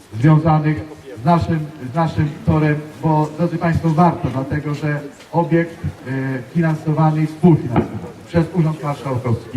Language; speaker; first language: Polish; native; Polish